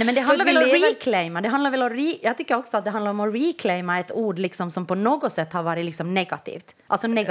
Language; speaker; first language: Swedish; native; Swedish